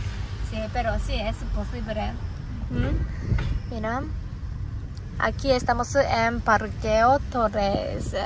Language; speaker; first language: Spanish; non-native, learner; Japanese